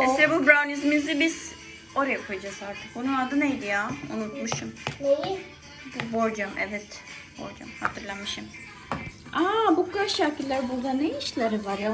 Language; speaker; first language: Turkish; non-native, fluent; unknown